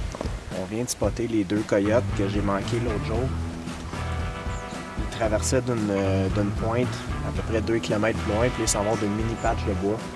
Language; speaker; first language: French; native; French